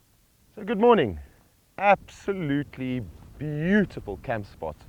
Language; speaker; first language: English; native; English